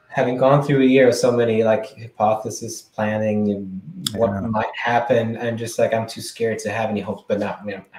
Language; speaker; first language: English; non-native, fluent; Swedish